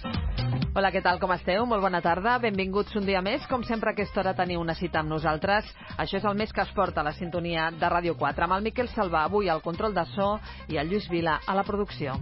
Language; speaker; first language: Catalan; native; Catalan